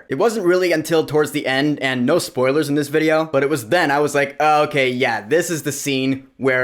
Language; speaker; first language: English; native; English